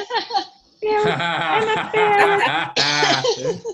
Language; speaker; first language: English; non-native, learner; Portuguese